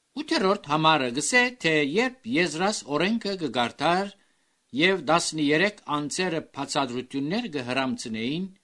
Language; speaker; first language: Armenian; early bilingual, heritage; Armenian